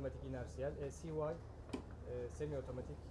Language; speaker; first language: French; non-native, fluent; Turkish